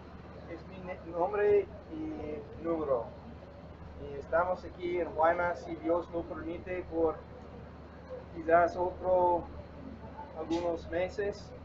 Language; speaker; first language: Spanish; non-native, fluent; English